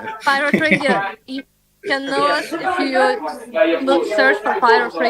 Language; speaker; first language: English; non-native, fluent; Ukrainian